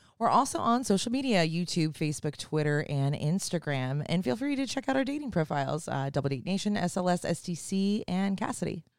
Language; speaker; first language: English; native; English